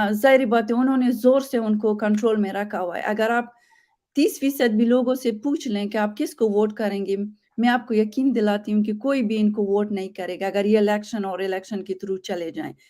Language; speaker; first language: Urdu; non-native, fluent; Persian